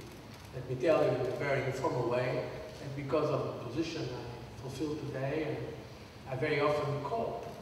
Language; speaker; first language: English; non-native, fluent; Portuguese